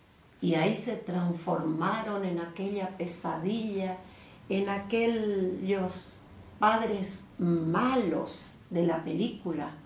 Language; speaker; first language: Spanish; native; Spanish